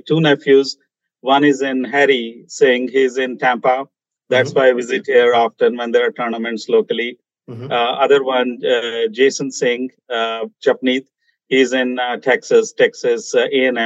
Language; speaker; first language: English; non-native, local second language; Hindi